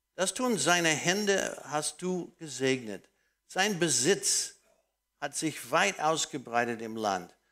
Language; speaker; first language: German; non-native, fluent; English